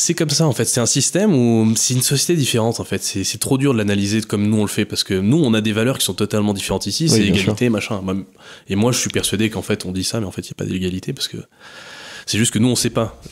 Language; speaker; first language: French; native; French